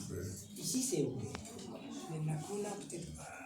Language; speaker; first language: French; non-native, fluent; Japanese